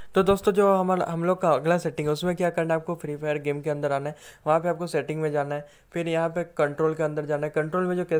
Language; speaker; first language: Hindi; native; Hindi